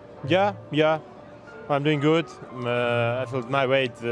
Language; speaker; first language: English; non-native, learner; Ukrainian